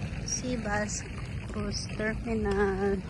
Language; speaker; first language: English; non-native, local second language; Filipino